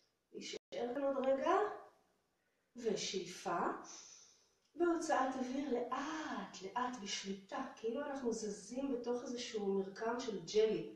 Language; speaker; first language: Hebrew; native; Hebrew